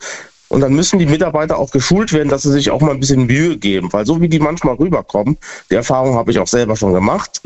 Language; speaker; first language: German; native; German